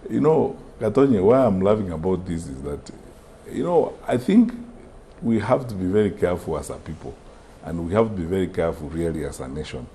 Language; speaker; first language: English; non-native, local second language; Gusii